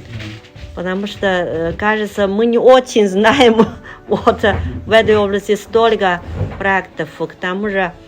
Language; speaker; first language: Russian; non-native, fluent; Chinese